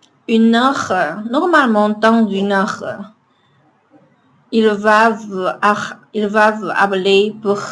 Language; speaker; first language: French; non-native, learner; Chinese